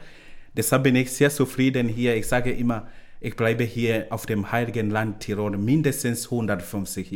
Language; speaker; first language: German; non-native, learner; Swahili